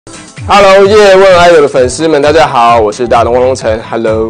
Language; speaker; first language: Chinese; native; Chinese